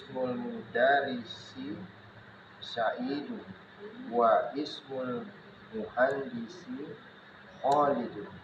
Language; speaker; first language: Arabic; non-native, learner; Indonesian